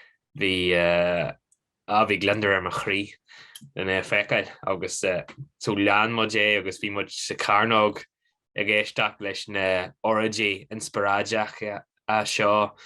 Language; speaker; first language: Irish; non-native, local second language; English